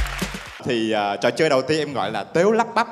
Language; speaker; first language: Vietnamese; native; Vietnamese